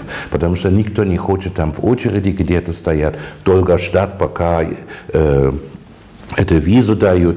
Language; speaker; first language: Russian; non-native, fluent; German